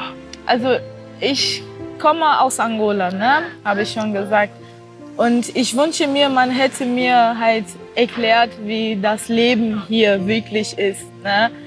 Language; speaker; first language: German; non-native, fluent; Portuguese